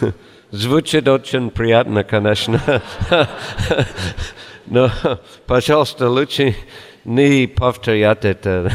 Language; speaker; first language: Russian; non-native, fluent; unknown